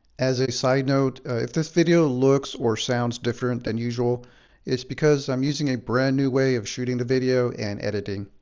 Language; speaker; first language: English; native; English